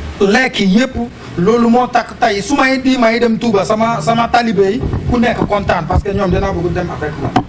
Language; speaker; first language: Wolof; non-native, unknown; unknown